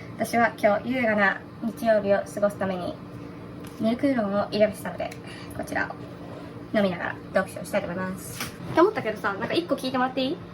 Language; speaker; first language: Japanese; native; Japanese